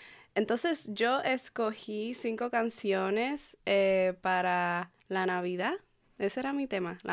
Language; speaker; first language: Spanish; early bilingual, heritage; Spanish